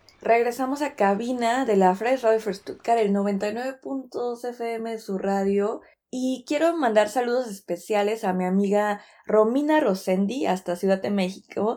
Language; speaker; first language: Spanish; native; Spanish